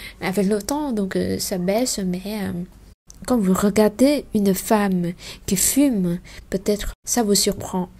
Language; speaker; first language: French; non-native, fluent; Vietnamese